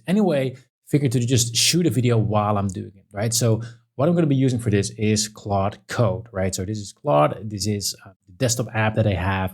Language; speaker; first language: English; non-native, fluent; Dutch